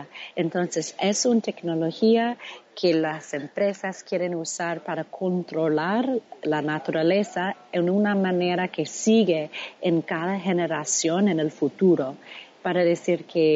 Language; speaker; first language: Spanish; non-native, fluent; English